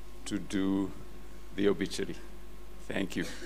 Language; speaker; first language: English; non-native, local second language; Afrikaans